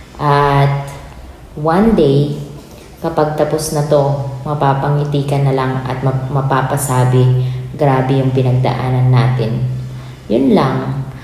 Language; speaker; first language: Filipino; native; Filipino